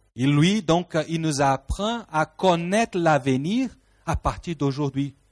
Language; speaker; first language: French; non-native, fluent; Portuguese